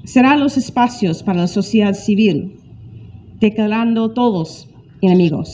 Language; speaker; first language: Spanish; non-native, fluent; English